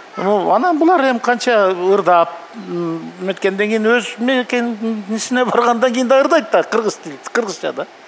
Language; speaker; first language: Kyrgyz; non-native, local second language; Russian